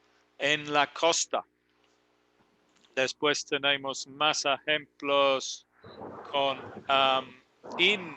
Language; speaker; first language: Spanish; non-native, learner; English